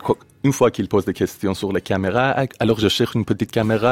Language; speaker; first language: French; non-native, fluent; Persian